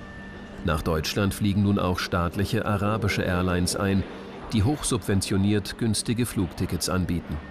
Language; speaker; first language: German; native; German